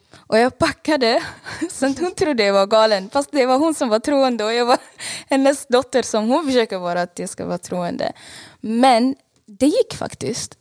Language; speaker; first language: Swedish; non-native, fluent; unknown